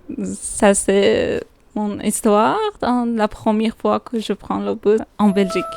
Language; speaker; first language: French; non-native, learner; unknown